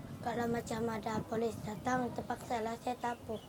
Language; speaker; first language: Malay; early bilingual, other home language; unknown